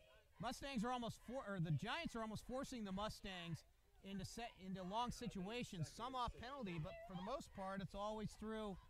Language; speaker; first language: English; native; English